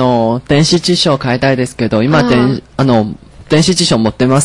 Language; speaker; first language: Japanese; non-native, learner; Chinese